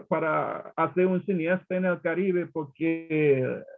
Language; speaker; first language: Spanish; non-native, learner; English